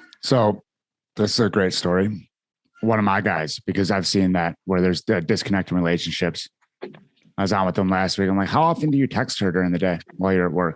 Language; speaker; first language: English; native; English